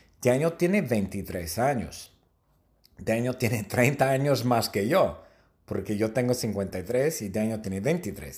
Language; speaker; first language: Spanish; non-native, fluent; English